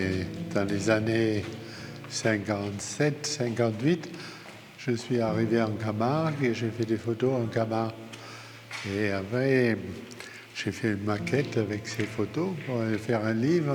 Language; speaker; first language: French; non-native, fluent; German